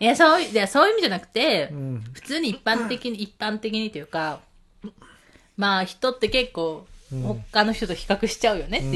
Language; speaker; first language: Japanese; native; Japanese